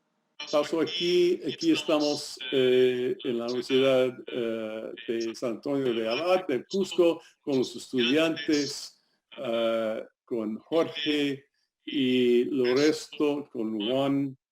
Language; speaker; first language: Spanish; non-native, fluent; English